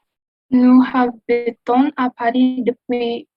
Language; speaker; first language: French; non-native, learner; Indonesian